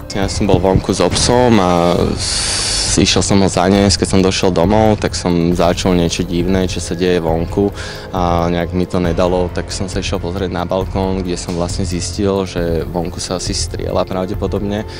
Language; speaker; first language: Slovak; native; Slovak